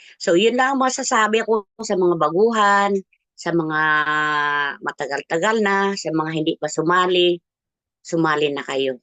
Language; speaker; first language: Filipino; non-native, local second language; Cebuano